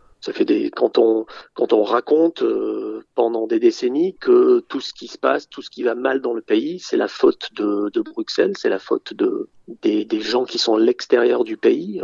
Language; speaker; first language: French; early bilingual, other home language; English